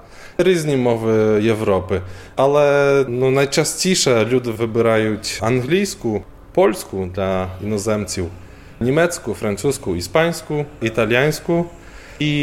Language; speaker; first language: Ukrainian; non-native, fluent; Polish